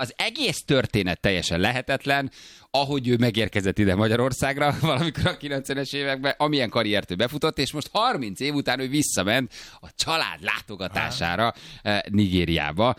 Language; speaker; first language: Hungarian; native; Hungarian